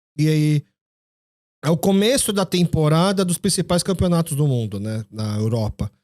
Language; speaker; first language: Portuguese; early bilingual, other home language; Korean